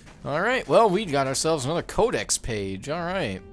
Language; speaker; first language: English; native; English